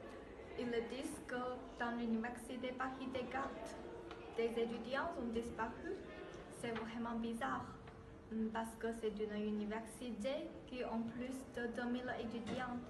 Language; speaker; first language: French; non-native, learner; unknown